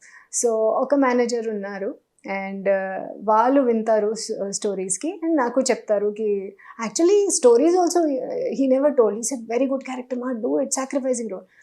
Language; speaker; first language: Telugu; non-native, learner; Hindi